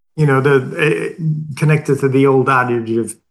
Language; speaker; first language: English; non-native, fluent; Swedish